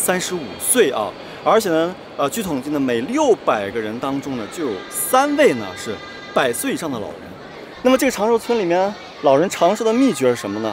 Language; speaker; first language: Chinese; native; Chinese